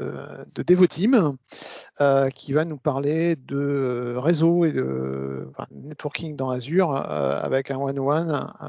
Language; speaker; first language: French; native; French